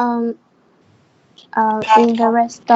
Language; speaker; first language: English; non-native, learner; Vietnamese